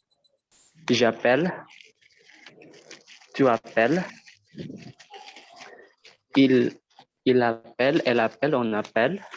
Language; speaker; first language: French; non-native, learner; Indonesian